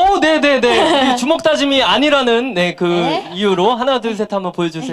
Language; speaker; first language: Korean; native; Korean